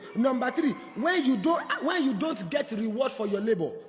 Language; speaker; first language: English; non-native, local second language; Yoruba